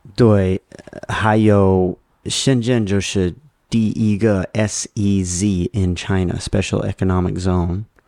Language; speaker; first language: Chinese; non-native, learner; English